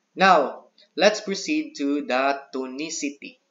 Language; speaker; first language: English; non-native, local second language; Cebuano